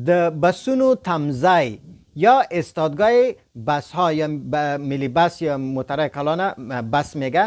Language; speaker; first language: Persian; non-native, local second language; Pashto